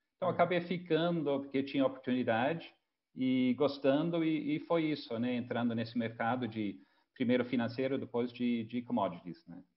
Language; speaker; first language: Portuguese; non-native, fluent; English